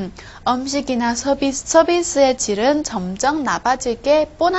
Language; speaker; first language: Korean; non-native, fluent; Chinese